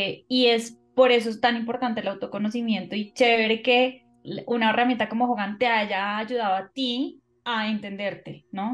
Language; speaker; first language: Spanish; native; Spanish